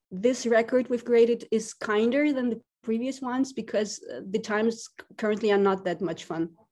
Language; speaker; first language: English; non-native, fluent; Russian